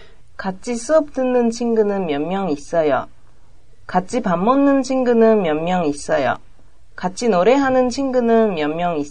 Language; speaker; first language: Korean; non-native, learner; Japanese